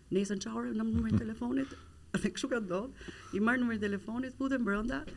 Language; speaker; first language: Albanian; native; Albanian